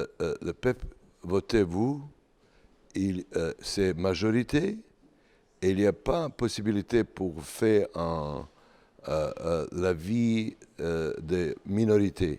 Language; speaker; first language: French; non-native, learner; Serbian